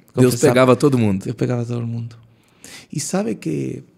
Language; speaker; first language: Portuguese; non-native, learner; Spanish